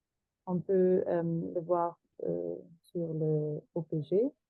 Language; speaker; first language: French; non-native, fluent; German